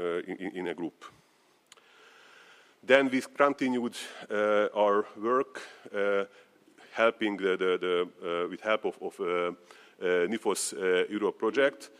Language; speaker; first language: English; non-native, fluent; Hungarian